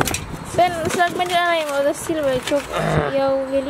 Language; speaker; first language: Turkish; non-native, learner; Indonesian